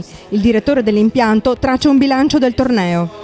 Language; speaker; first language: Italian; native; Italian